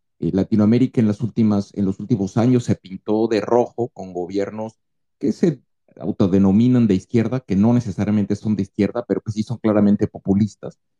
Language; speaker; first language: Spanish; native; Spanish